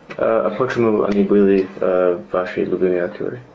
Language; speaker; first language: Russian; non-native, learner; English